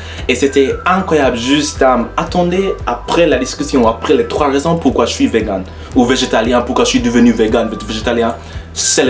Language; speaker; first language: French; non-native, learner; English